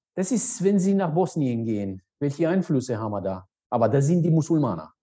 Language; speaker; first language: German; non-native, fluent; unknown